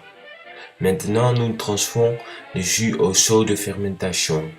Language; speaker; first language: French; non-native, learner; Dutch